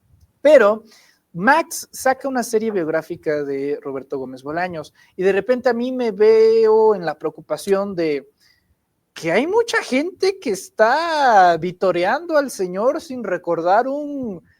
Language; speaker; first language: Spanish; native; Spanish